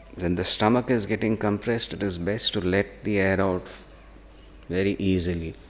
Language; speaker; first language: English; non-native, local second language; Hindi